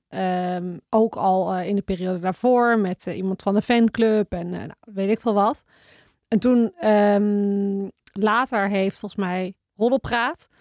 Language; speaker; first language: Dutch; native; Dutch